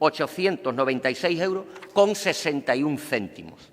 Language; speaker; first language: Spanish; native; Spanish